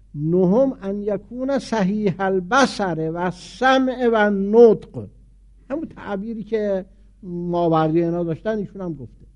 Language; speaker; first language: Persian; native; Persian